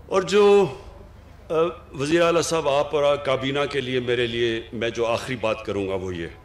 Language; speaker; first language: Urdu; native; Urdu